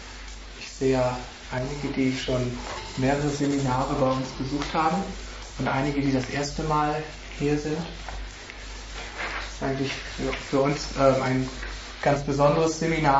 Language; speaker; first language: German; native; German